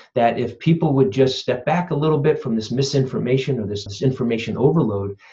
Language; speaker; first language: English; native; English